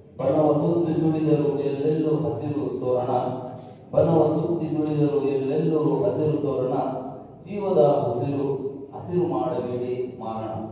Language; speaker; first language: Kannada; native; Kannada